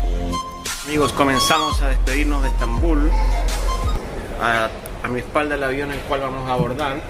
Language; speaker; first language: Spanish; native; Spanish